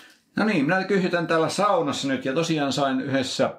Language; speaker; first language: Finnish; native; Finnish